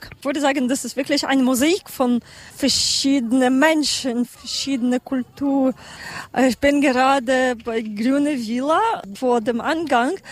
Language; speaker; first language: German; non-native, learner; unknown